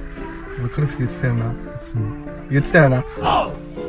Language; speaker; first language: Japanese; native; Japanese